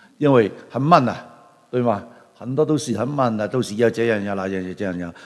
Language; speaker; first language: Chinese; non-native, local second language; Cantonese